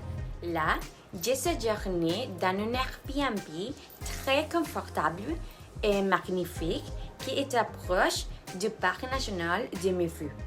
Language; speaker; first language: French; non-native, learner; Spanish